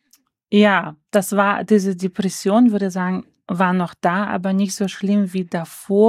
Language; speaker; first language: German; early bilingual, other home language; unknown